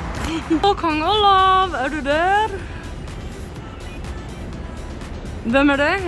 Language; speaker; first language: Norwegian; non-native, learner; English